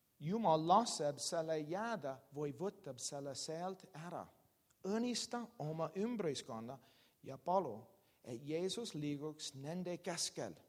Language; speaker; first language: Estonian; non-native, learner; English